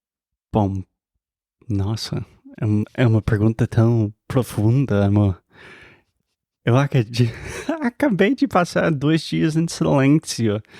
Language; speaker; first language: Portuguese; non-native, fluent; English